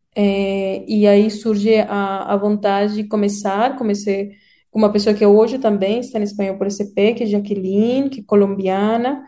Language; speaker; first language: Portuguese; non-native, fluent; Spanish